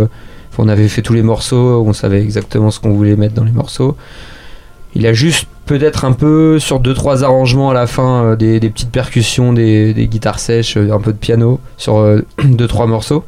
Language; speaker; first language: French; native; French